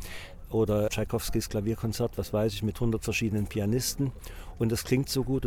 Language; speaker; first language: German; native; German